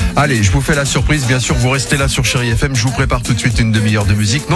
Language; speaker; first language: French; native; French